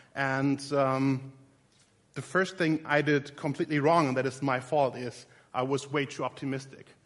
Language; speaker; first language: English; non-native, fluent; German